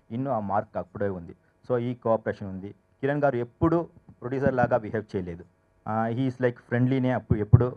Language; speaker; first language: Telugu; non-native, learner; Tamil